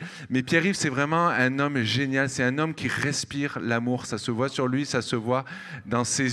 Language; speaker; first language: French; native; French